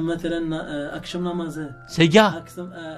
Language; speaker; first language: Turkish; non-native, learner; Arabic